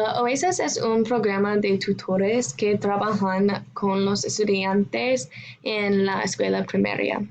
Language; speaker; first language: Spanish; non-native, learner; English